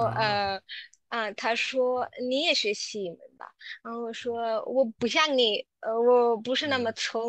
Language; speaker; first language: Chinese; non-native, local second language; Tamil